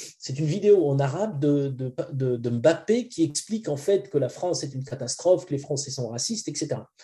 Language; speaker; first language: French; non-native, local second language; Arabic